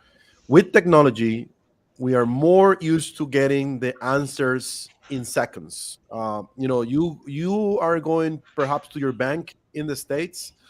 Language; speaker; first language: English; non-native, fluent; Spanish